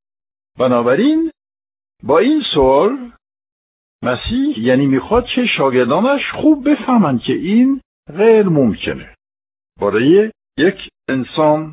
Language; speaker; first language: Persian; non-native, fluent; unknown